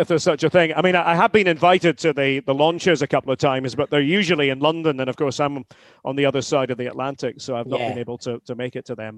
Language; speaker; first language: English; native; English